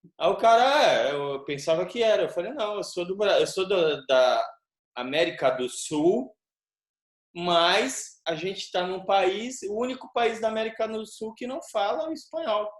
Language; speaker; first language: Portuguese; native; Portuguese